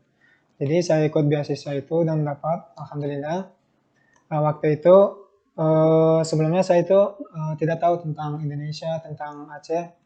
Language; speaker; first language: Indonesian; non-native, fluent; Turkmen